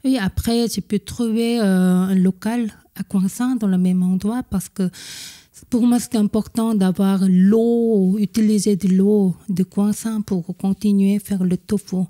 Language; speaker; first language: French; non-native, fluent; Korean